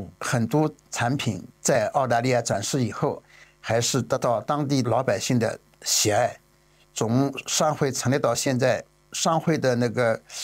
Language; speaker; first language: Chinese; native; Chinese